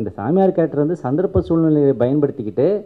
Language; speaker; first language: Tamil; native; Tamil